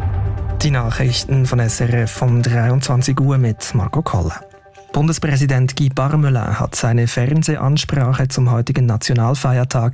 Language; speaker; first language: German; native; German